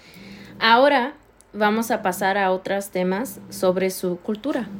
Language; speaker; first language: Spanish; early bilingual, heritage; Spanish